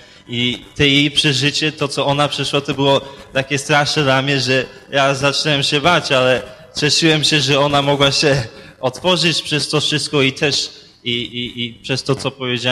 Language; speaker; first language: Polish; early bilingual, heritage; Polish